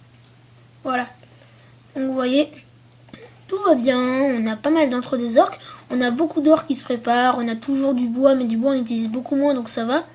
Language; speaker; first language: French; native; French